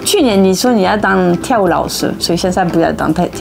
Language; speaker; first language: Chinese; non-native, fluent; French